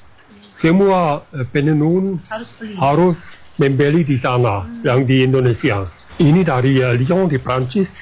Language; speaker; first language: Indonesian; non-native, fluent; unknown